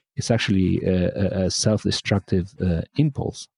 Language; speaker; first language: English; non-native, fluent; Spanish